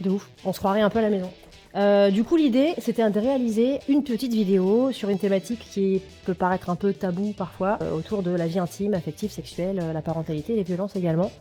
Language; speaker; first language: French; native; French